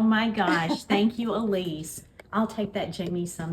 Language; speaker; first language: English; native; English